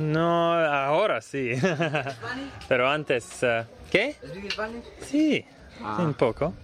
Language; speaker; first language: Spanish; non-native, learner; English